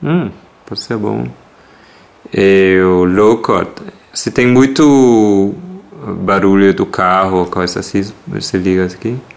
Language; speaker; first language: Portuguese; non-native, fluent; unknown